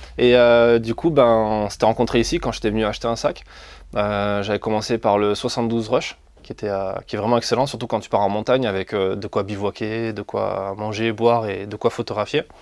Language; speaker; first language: French; native; French